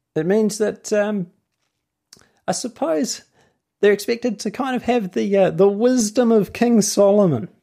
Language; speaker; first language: English; native; English